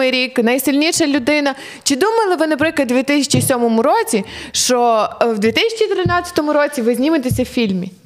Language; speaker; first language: Ukrainian; native; Ukrainian